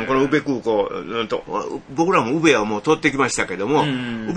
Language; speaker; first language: Japanese; native; Japanese